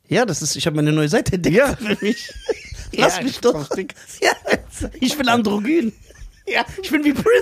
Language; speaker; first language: German; early bilingual, other home language; Persian